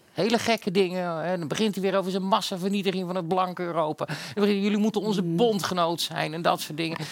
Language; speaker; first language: Dutch; native; Dutch